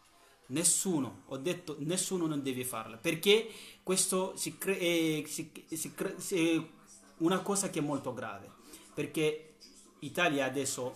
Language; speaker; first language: Italian; non-native, learner; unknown